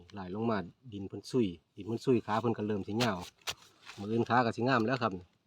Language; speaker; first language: Thai; native; Thai